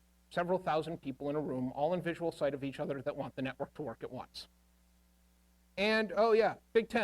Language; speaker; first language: English; native; English